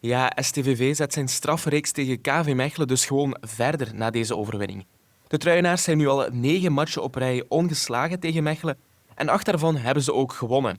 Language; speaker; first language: Dutch; native; Dutch